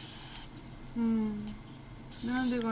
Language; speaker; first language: Japanese; native; Japanese